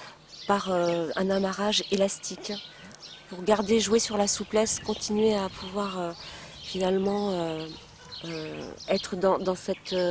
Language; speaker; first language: French; native; French